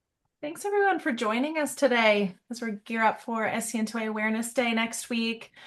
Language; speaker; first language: English; native; English